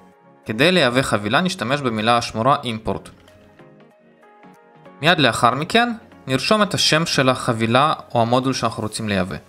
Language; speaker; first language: Hebrew; native; Hebrew